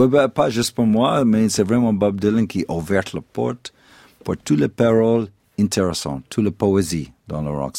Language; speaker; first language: French; non-native, fluent; English